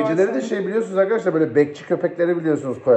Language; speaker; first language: Turkish; native; Turkish